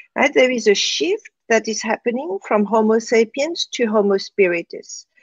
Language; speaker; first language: English; non-native, fluent; French